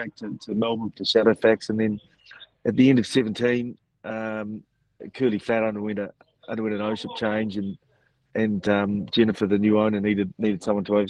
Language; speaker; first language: English; native; English